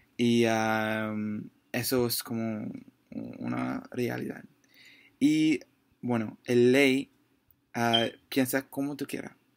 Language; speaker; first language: Spanish; non-native, learner; English